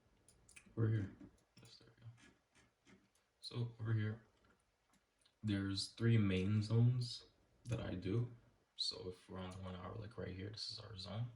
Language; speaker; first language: English; native; English